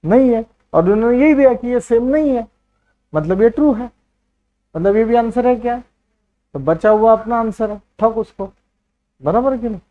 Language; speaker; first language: Hindi; non-native, local second language; Marathi